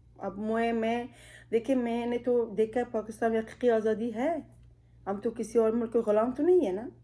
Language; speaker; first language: Urdu; non-native, fluent; Pashto